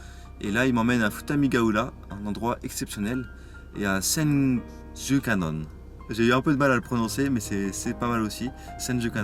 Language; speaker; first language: French; native; French